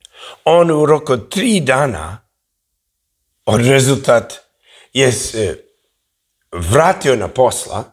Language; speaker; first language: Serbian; early bilingual, heritage; English